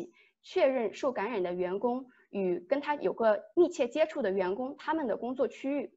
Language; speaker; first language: Chinese; native; Chinese